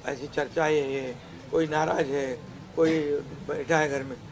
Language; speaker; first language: Hindi; non-native, local second language; Marathi